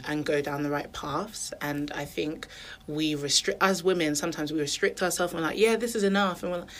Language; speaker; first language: English; native; English